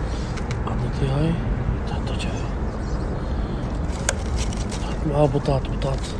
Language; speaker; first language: Arabic; native; Arabic